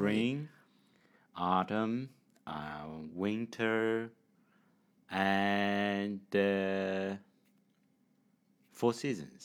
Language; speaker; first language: English; non-native, learner; Chinese